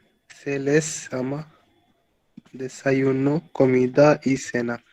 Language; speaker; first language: Spanish; non-native, learner; Hindi